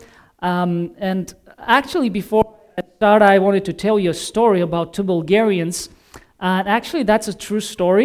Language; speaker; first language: English; non-native, fluent; Bulgarian